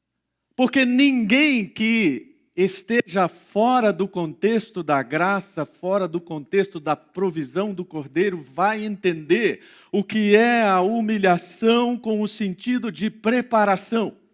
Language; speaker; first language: Portuguese; native; Portuguese